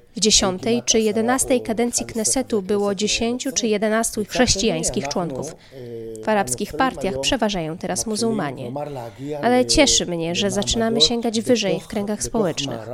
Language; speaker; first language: Polish; non-native, fluent; Arabic